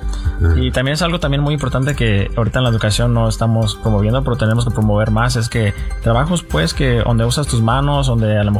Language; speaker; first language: Spanish; early bilingual, heritage; Spanish